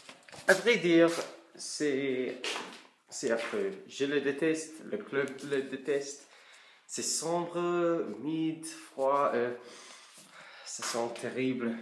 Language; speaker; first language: French; non-native, learner; English